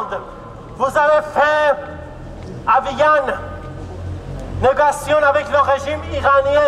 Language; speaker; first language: French; non-native, fluent; Kurdish